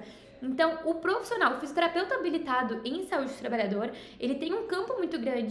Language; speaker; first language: Portuguese; native; Portuguese